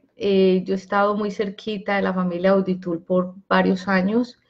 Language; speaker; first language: Spanish; native; Spanish